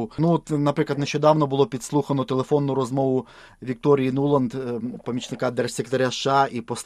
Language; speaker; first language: Ukrainian; native; Ukrainian